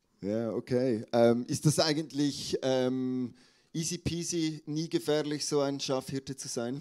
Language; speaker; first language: German; native; German